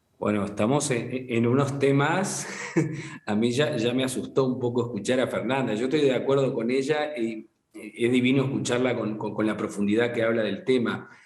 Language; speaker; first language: Spanish; non-native, local second language; Portuguese